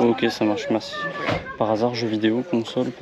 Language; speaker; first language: French; native; French